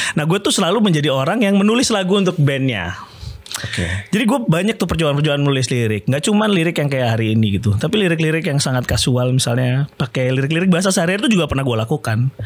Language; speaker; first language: Indonesian; native; Indonesian